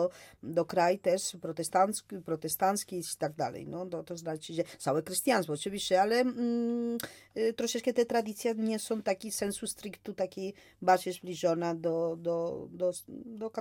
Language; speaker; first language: Polish; non-native, fluent; Spanish